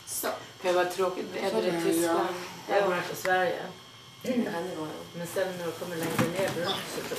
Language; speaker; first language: Swedish; native; Swedish